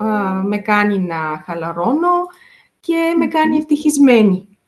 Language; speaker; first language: Greek; non-native, fluent; Bulgarian